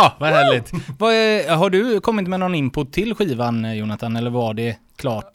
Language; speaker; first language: Swedish; native; Swedish